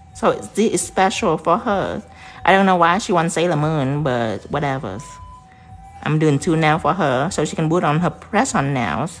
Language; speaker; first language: English; non-native, fluent; Vietnamese